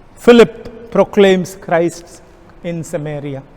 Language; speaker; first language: English; non-native, local second language; Kannada